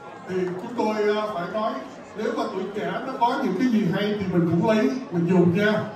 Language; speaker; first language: Vietnamese; early bilingual, heritage; Vietnamese